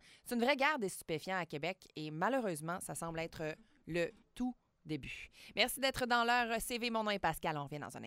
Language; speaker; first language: French; native; French